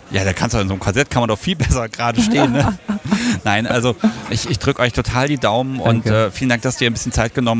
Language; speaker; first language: German; native; German